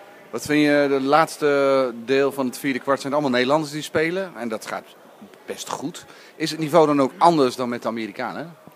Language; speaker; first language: Dutch; native; Dutch